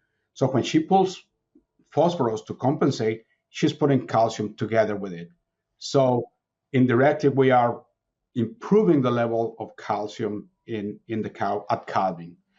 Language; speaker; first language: English; non-native, fluent; Spanish